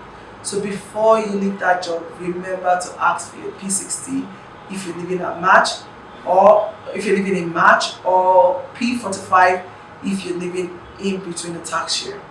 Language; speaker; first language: English; non-native, local second language; Yoruba